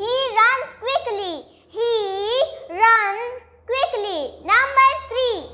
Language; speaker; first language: English; non-native, fluent; Pashto